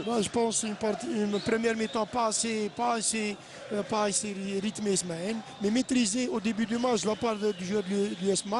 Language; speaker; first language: French; non-native, local second language; Arabic